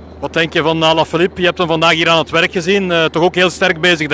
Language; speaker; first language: Dutch; native; Dutch